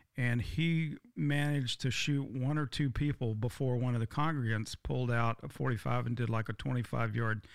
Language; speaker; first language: English; native; English